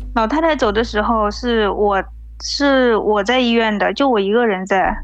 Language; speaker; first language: Chinese; native; Chinese